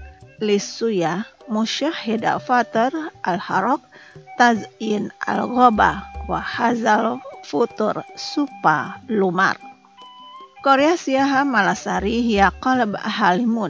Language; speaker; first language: Arabic; non-native, fluent; Indonesian